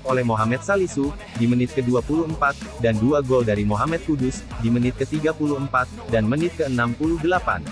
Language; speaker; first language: Indonesian; native; Indonesian